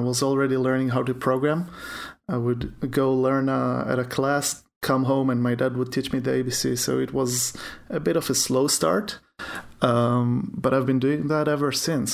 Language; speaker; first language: English; non-native, fluent; Hebrew